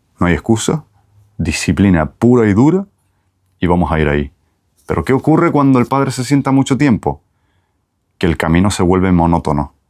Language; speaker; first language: Spanish; native; Spanish